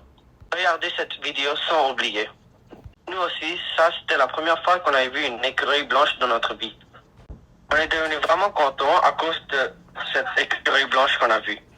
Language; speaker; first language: French; non-native, learner; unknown